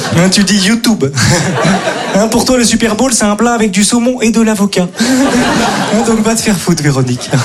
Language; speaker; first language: French; native; French